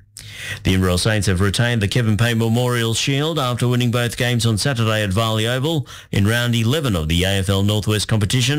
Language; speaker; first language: English; native; English